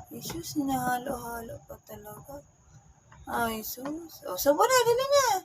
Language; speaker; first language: Filipino; non-native, local second language; Cebuano